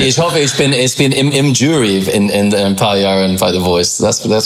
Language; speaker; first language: German; non-native, learner; English